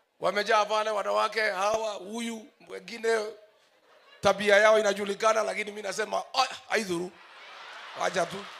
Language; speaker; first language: Swahili; non-native, local second language; Kikuyu